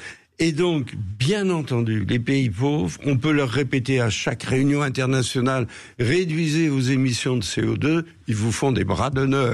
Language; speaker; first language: French; native; French